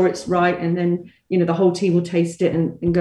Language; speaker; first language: English; native; English